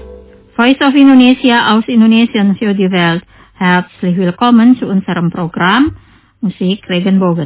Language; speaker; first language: German; non-native, fluent; Indonesian